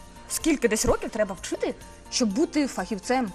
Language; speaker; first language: Ukrainian; native; Ukrainian